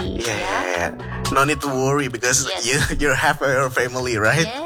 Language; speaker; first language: English; non-native, fluent; Indonesian